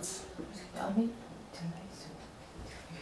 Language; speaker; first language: Japanese; non-native, learner; English